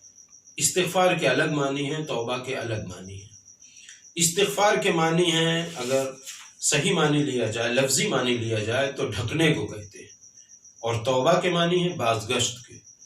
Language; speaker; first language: Urdu; native; Urdu